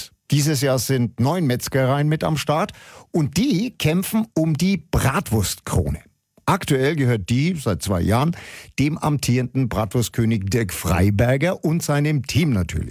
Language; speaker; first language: German; native; German